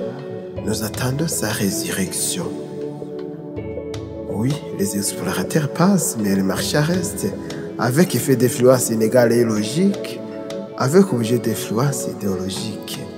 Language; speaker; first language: French; non-native, local second language; Rundi